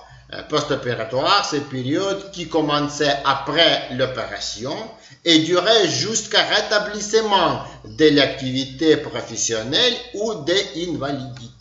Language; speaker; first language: French; non-native, learner; Ukrainian